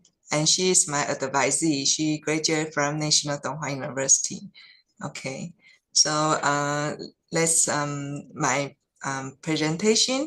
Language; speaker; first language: English; non-native, fluent; Chinese